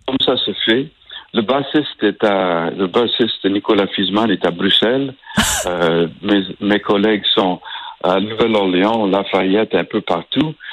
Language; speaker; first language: French; native; French